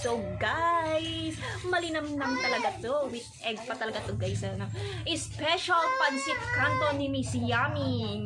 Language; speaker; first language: Filipino; non-native, local second language; Iloko